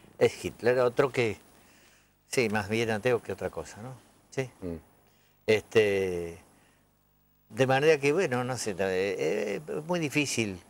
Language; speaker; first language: Spanish; native; Spanish